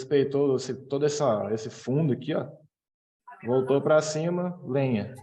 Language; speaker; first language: Portuguese; native; Portuguese